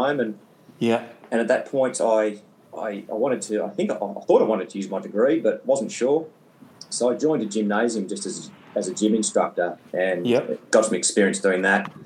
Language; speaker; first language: English; native; English